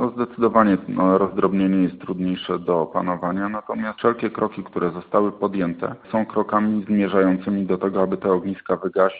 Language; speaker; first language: Polish; native; Polish